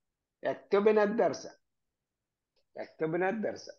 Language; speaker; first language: Arabic; non-native, fluent; Malayalam